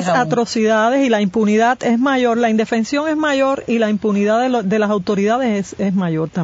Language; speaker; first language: Spanish; native; Spanish